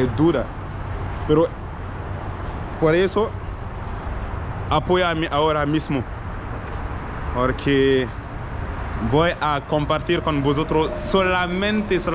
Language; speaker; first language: Spanish; non-native, learner; French